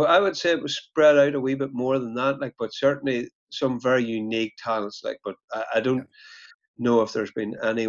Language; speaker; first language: English; native; English